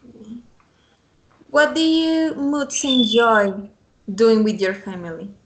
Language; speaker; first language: English; non-native, fluent; Spanish